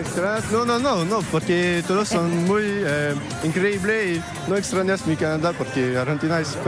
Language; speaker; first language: Spanish; non-native, learner; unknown